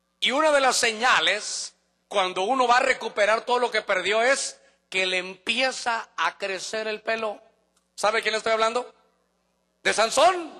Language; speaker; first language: Spanish; native; Spanish